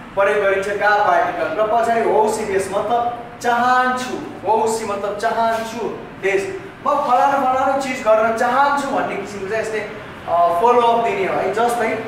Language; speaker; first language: Nepali; native; Nepali